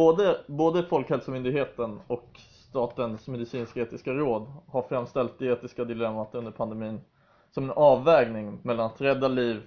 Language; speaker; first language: Swedish; native; Swedish